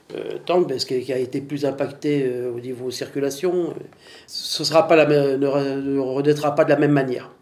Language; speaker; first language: French; non-native, fluent; Vietnamese